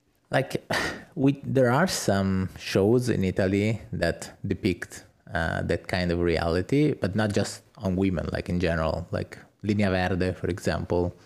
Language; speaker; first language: English; non-native, fluent; Italian